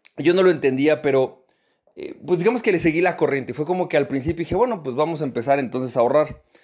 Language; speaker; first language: Spanish; native; Spanish